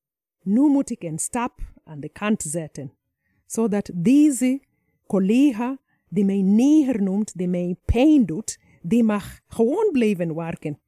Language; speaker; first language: Dutch; non-native, fluent; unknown